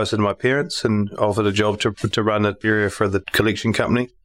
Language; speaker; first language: English; native; English